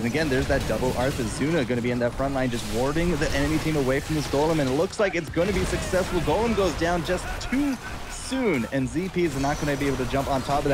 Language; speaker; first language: English; native; English